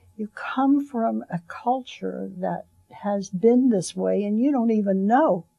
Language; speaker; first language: English; native; English